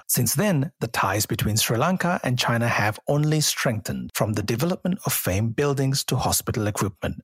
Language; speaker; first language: English; non-native, local second language; Sinhala